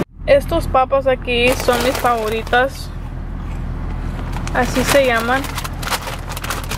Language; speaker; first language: Spanish; early bilingual, other home language; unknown